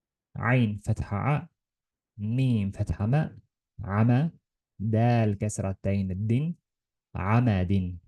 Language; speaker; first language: Arabic; non-native, learner; Estonian